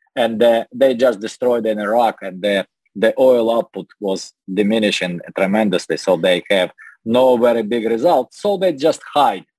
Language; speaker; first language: English; non-native, learner; Russian